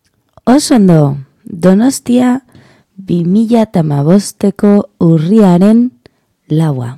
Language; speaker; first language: Basque; non-native, learner; Spanish